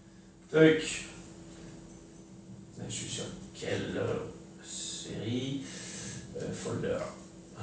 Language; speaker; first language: French; native; French